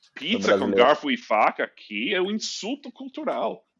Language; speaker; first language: Portuguese; non-native, fluent; English